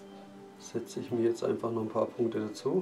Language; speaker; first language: German; native; German